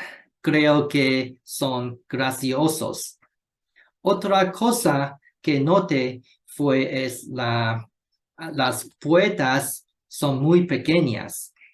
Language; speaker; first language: Spanish; non-native, learner; Chinese